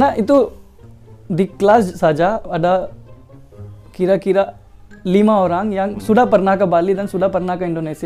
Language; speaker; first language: Indonesian; non-native, learner; Hindi